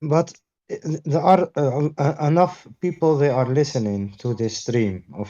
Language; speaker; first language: English; non-native, fluent; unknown